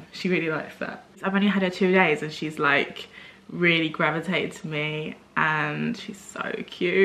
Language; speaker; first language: English; native; English